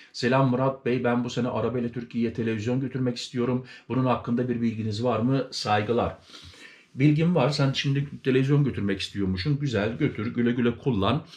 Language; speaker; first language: Turkish; native; Turkish